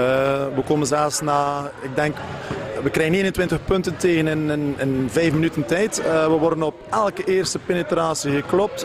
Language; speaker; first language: Dutch; non-native, local second language; French